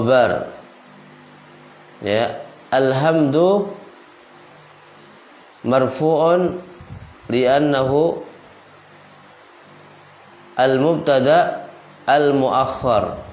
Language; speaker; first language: Arabic; non-native, fluent; Indonesian